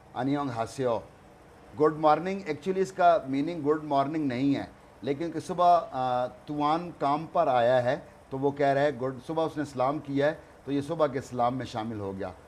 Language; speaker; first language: Urdu; non-native, local second language; Punjabi